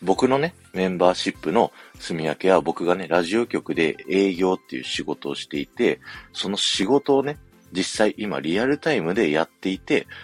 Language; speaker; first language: Japanese; native; Japanese